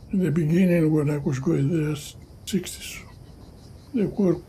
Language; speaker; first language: English; non-native, fluent; Greek